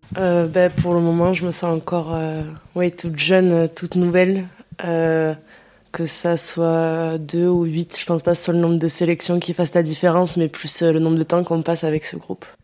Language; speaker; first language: French; early bilingual, other home language; Dutch